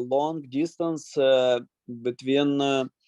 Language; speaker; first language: English; non-native, learner; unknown